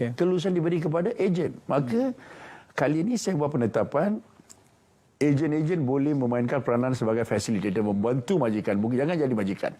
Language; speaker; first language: Malay; non-native, local second language; Tamil